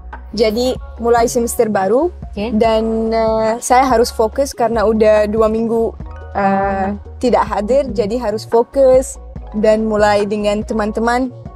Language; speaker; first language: Indonesian; non-native, learner; Arabic